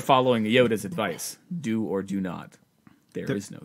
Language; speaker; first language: English; native; English